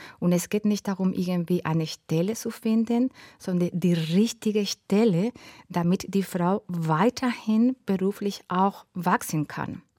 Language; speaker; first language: German; non-native, fluent; Spanish